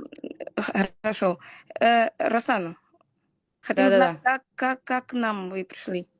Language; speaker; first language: Russian; non-native, learner; Portuguese